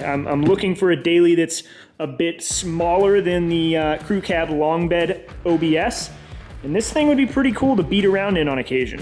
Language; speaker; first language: English; native; English